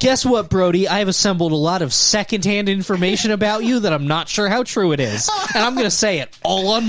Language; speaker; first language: English; native; English